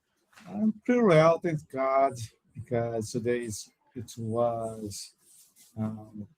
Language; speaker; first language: English; non-native, learner; Portuguese